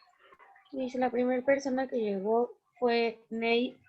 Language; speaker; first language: Spanish; native; Spanish